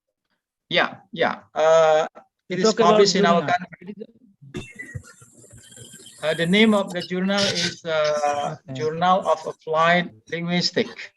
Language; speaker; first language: English; non-native, fluent; Indonesian